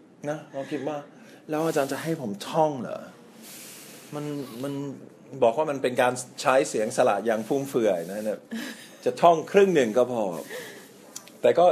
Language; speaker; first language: Thai; non-native, fluent; English